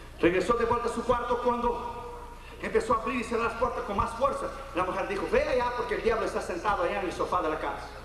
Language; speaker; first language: Spanish; non-native, fluent; Portuguese